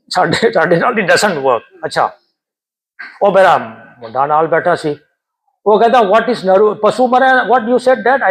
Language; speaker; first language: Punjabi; early bilingual, heritage; Punjabi